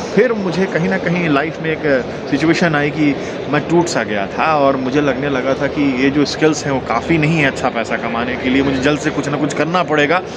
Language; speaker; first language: Hindi; native; Hindi